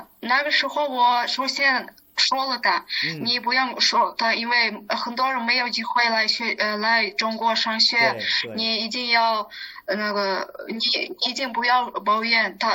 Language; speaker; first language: Chinese; non-native, learner; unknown